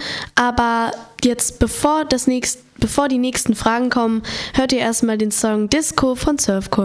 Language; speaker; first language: German; native; German